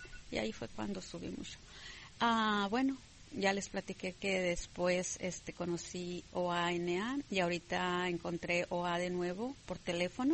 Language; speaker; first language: Spanish; native; Spanish